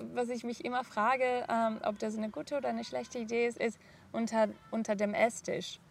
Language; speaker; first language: German; non-native, fluent; Spanish